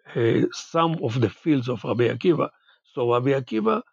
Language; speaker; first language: English; non-native, fluent; Hebrew